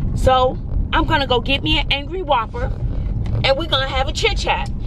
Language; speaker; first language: English; native; English